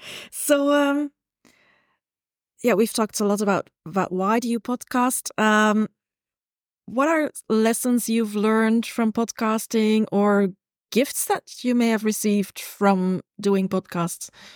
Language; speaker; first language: English; non-native, fluent; Dutch